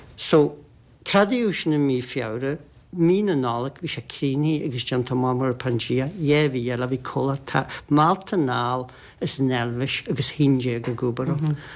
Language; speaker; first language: Irish; native; Irish